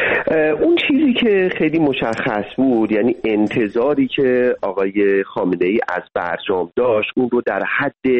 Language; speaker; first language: Persian; native; Persian